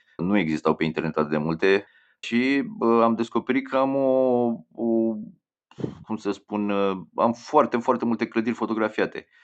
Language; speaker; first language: Romanian; native; Romanian